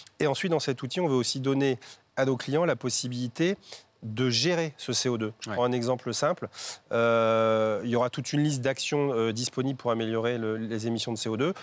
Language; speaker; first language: French; native; French